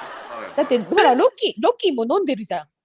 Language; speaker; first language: Japanese; native; Japanese